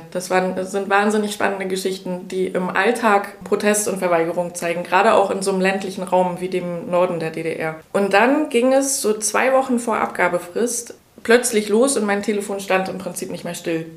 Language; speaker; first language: German; native; German